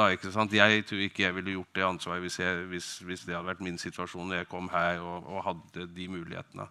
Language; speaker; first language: Norwegian; native; Norwegian